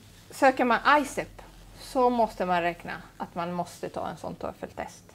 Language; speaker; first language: Swedish; non-native, fluent; Italian